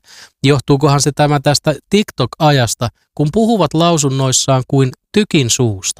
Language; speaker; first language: Finnish; native; Finnish